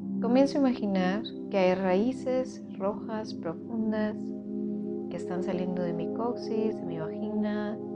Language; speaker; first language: Spanish; native; Spanish